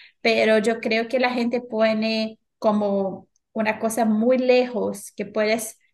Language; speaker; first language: Spanish; non-native, fluent; Portuguese